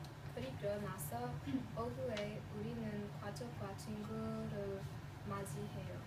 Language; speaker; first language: Korean; non-native, learner; English